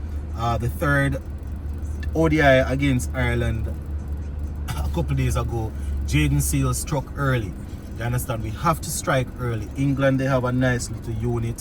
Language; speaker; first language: English; native; English